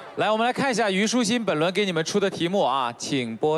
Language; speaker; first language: Chinese; native; Chinese